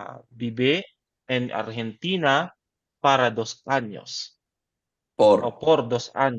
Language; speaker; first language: Spanish; non-native, learner; Filipino